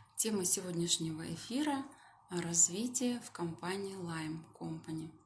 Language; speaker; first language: Russian; native; Russian